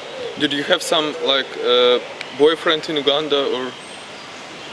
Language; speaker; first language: English; non-native, learner; German